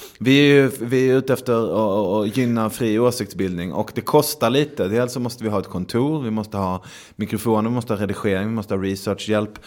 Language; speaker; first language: Swedish; native; Swedish